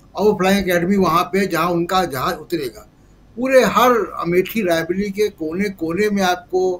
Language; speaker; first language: Hindi; native; Hindi